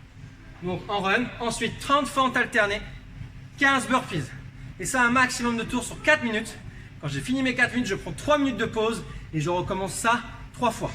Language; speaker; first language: French; native; French